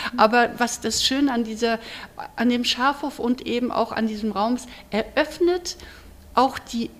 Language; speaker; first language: German; native; German